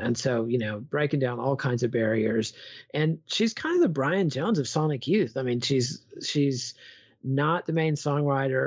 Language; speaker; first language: English; native; English